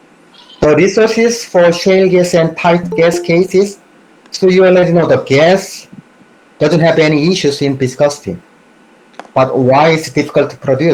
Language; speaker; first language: English; non-native, fluent; Korean